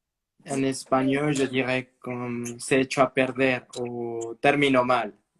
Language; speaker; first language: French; non-native, fluent; Spanish